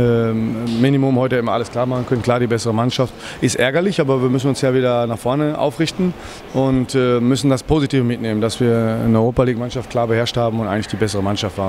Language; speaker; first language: German; native; German